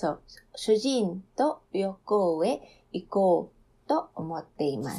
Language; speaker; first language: Japanese; non-native, fluent; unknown